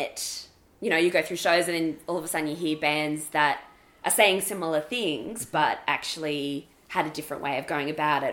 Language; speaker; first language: English; native; English